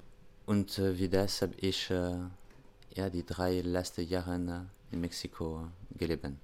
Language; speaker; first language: German; non-native, learner; French